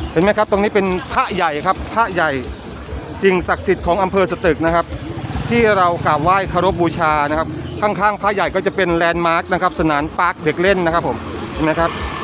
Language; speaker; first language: Thai; native; Thai